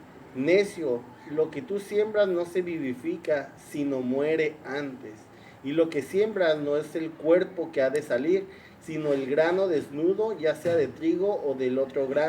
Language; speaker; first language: Spanish; native; Spanish